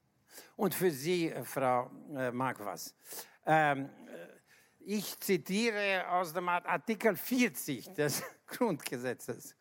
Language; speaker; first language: German; non-native, fluent; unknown